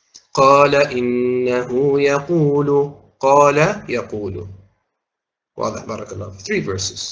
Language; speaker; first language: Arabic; non-native, fluent; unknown